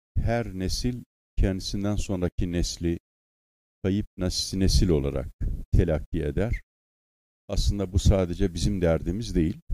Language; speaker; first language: Turkish; native; Turkish